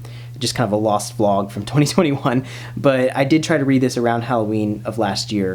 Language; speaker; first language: English; native; English